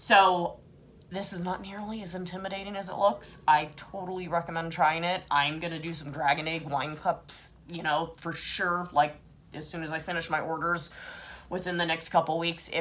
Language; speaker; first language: English; native; English